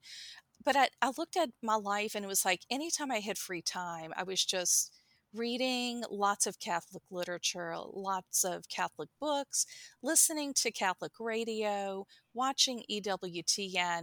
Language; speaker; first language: English; native; English